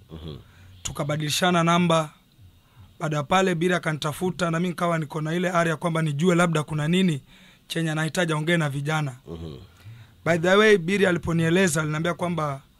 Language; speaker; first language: Swahili; native; Swahili